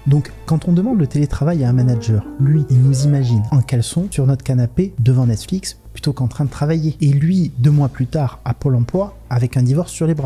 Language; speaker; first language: French; native; French